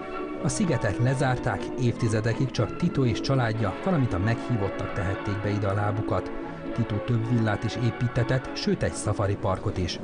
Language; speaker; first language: Hungarian; native; Hungarian